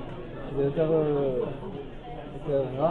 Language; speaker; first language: Hebrew; non-native, learner; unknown